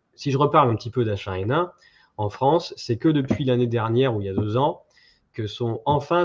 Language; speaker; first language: French; native; French